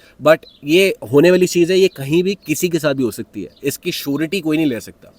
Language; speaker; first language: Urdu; native; Urdu